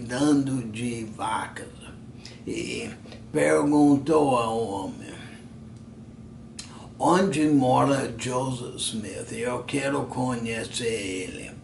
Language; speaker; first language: Portuguese; non-native, fluent; English